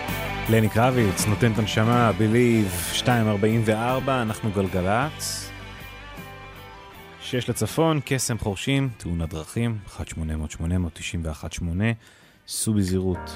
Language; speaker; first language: Hebrew; native; Hebrew